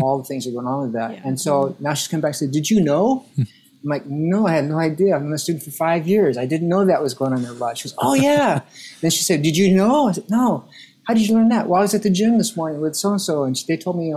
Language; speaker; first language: English; native; English